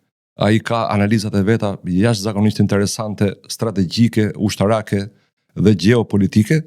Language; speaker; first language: Albanian; native; Albanian